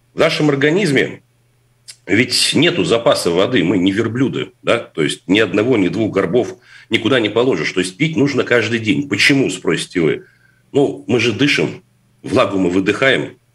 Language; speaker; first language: Russian; native; Russian